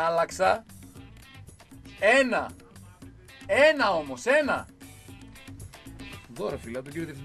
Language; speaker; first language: Greek; native; Greek